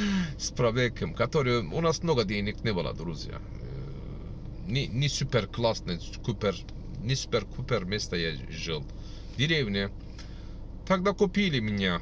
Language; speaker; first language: Russian; non-native, learner; Turkish